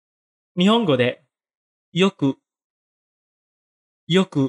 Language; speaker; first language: Japanese; non-native, fluent; Indonesian